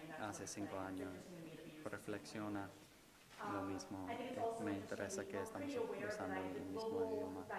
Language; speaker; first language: Spanish; non-native, fluent; English